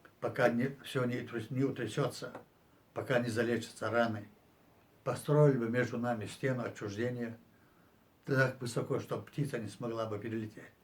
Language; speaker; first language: Russian; non-native, local second language; Chechen